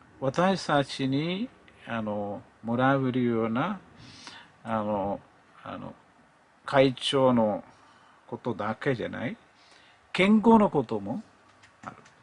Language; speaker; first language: Japanese; non-native, learner; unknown